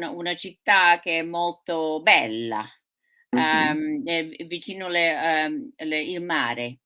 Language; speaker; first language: Italian; early bilingual, heritage; Sicilian